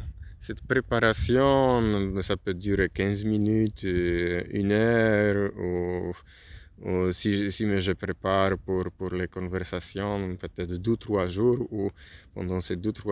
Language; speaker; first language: French; non-native, learner; Polish